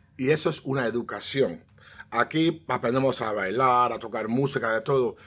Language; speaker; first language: Spanish; early bilingual, heritage; Spanish